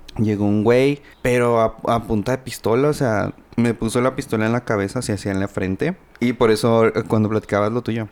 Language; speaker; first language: Spanish; native; Spanish